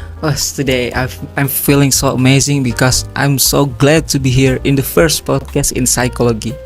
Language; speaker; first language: English; non-native, learner; Indonesian